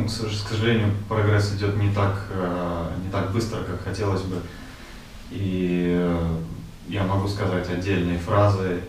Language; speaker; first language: Russian; native; Russian